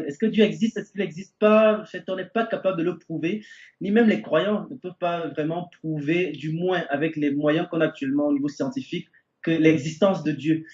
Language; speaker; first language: French; native; French